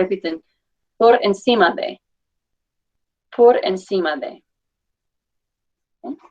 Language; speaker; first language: Spanish; non-native, fluent; English